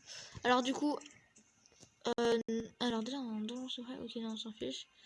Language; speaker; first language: French; native; French